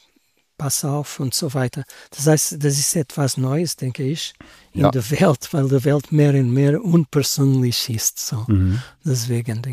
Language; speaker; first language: German; non-native, learner; Portuguese